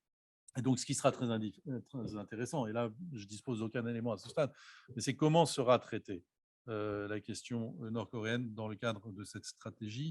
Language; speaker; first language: French; native; French